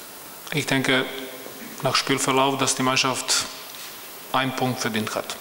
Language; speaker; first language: German; non-native, fluent; Croatian